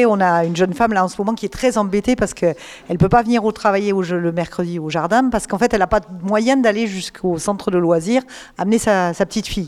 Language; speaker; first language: French; native; French